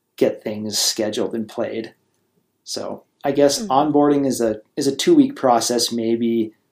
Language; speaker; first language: English; native; English